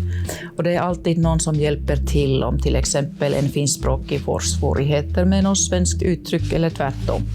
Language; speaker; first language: Swedish; non-native, local second language; Finnish